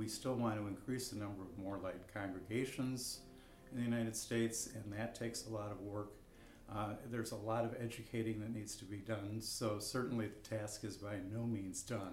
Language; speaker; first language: English; native; English